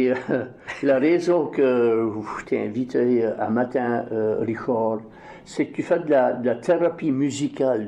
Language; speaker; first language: French; native; French